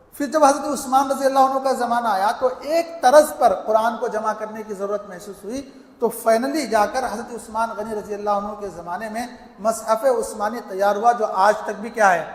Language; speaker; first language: Urdu; native; Urdu